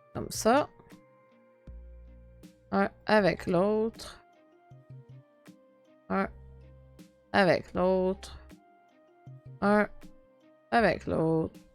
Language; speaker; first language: French; native; French